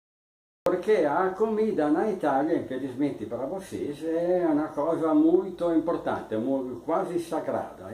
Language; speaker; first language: Portuguese; non-native, fluent; Italian